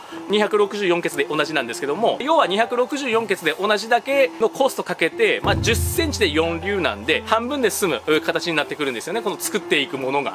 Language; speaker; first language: Japanese; native; Japanese